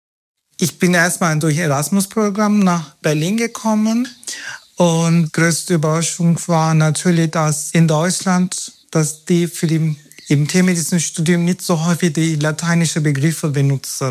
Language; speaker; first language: German; non-native, fluent; Turkish